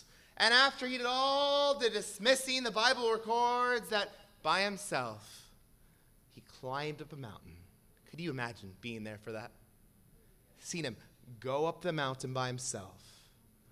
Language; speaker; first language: English; native; English